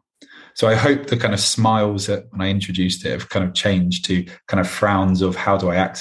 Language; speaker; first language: English; native; English